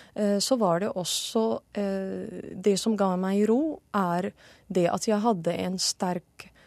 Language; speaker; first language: Norwegian; non-native, fluent; Arabic